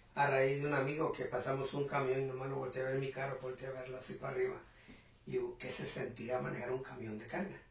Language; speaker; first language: Spanish; non-native, local second language; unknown